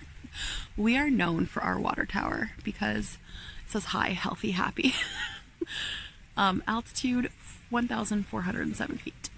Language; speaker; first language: English; native; English